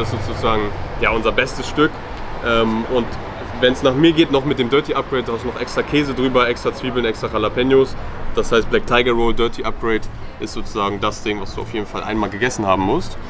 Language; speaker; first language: German; native; German